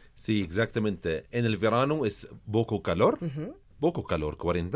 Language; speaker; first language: Spanish; non-native, learner; Arabic